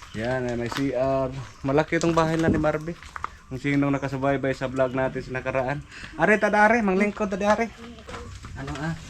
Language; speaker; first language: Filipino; non-native, local second language; Cebuano